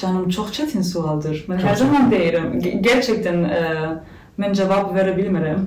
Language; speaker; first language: Azerbaijani; non-native, learner; German